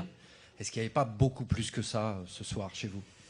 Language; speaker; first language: French; native; French